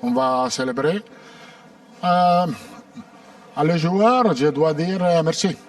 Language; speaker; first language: French; non-native, learner; Italian